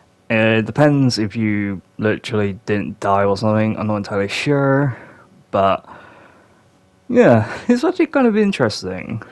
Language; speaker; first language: English; native; English